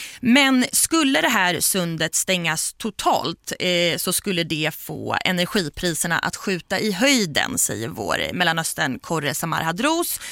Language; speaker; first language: Swedish; native; Swedish